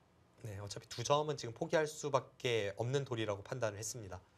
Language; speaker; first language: Korean; native; Korean